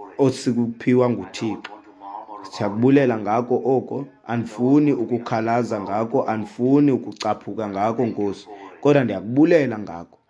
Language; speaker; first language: Xhosa; non-native, local second language; Zulu